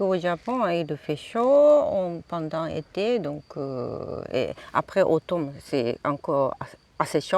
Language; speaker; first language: French; non-native, learner; Japanese